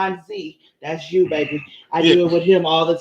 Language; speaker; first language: English; native; English